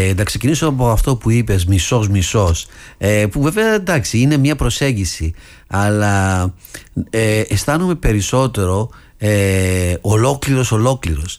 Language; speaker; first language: Greek; early bilingual, other home language; English